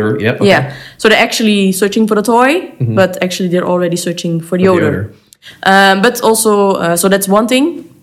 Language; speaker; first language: English; non-native, fluent; Dutch